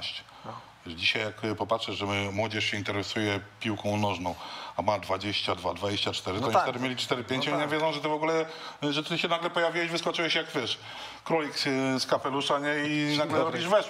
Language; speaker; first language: Polish; native; Polish